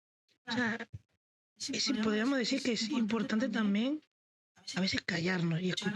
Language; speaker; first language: Spanish; native; Spanish